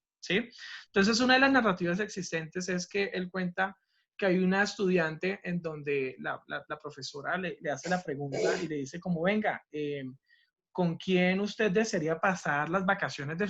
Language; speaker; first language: Spanish; native; Spanish